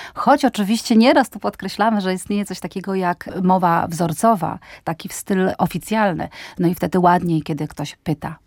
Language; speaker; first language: Polish; native; Polish